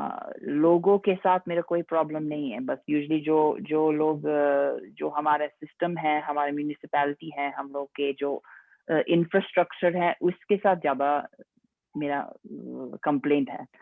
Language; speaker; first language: Hindi; non-native, fluent; English